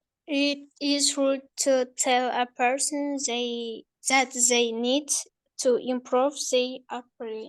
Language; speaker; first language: English; non-native, learner; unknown